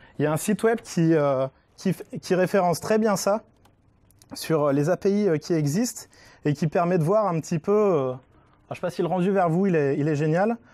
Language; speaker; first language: French; native; French